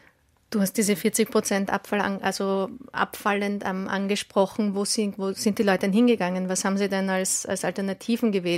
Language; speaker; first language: German; native; German